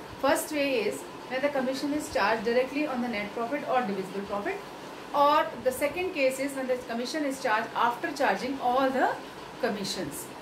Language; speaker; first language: English; non-native, local second language; Hindi